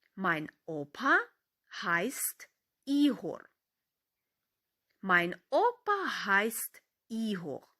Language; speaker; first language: German; non-native, fluent; Ukrainian